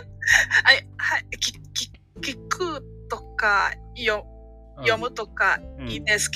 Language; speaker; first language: Japanese; non-native, learner; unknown